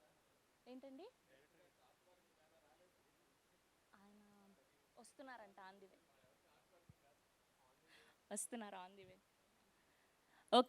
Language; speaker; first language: Telugu; native; Telugu